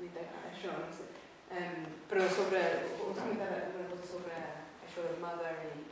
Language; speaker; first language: Catalan; non-native, fluent; English